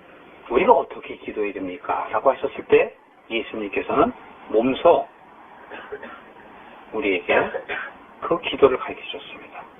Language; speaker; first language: Korean; native; Korean